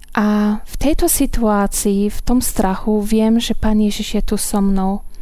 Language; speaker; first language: Slovak; non-native, fluent; German